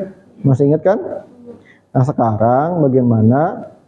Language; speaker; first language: Indonesian; native; Indonesian